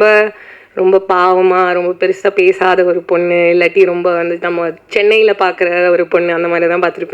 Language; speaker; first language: Tamil; native; Tamil